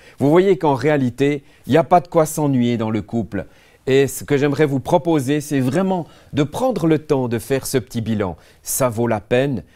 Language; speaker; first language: French; native; French